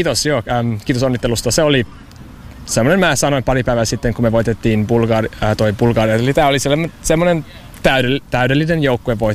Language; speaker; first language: Finnish; non-native, fluent; English